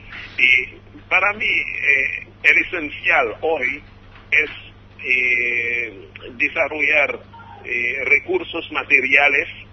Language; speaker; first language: Spanish; non-native, fluent; Haitian Creole